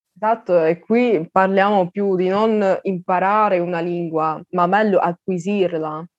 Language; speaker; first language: Italian; non-native, fluent; Russian